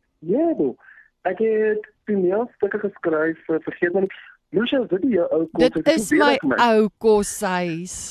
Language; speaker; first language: Afrikaans; early bilingual, other home language; Zulu